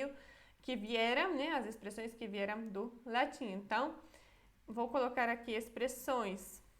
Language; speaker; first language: Portuguese; non-native, fluent; Polish